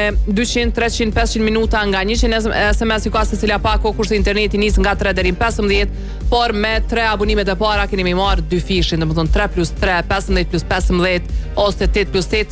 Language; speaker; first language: Albanian; native; Albanian